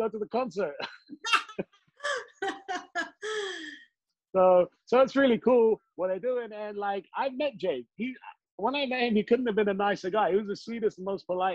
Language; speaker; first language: English; native; English